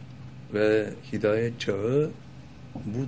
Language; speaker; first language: Turkish; native; Turkish